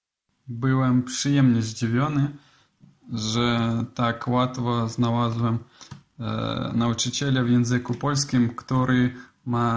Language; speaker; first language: Polish; non-native, learner; Russian